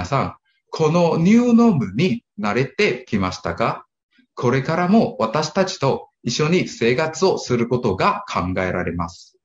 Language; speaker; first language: Japanese; non-native, learner; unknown